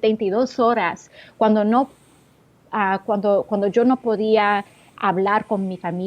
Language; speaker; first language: Spanish; early bilingual, heritage; English